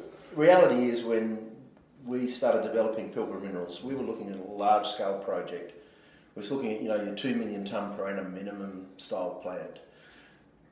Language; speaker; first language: English; native; English